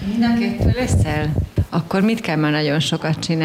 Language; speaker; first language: Hungarian; native; Hungarian